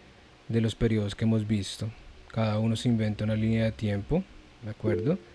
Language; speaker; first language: Spanish; native; Spanish